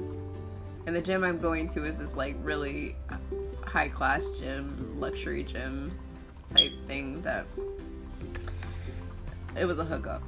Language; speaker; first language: English; native; English